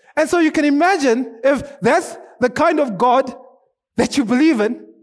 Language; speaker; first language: English; non-native, local second language; Shona